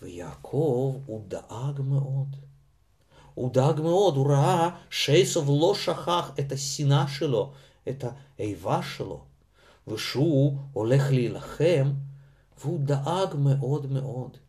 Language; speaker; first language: Hebrew; non-native, fluent; Russian